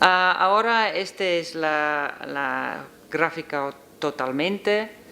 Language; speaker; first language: Spanish; non-native, learner; Dutch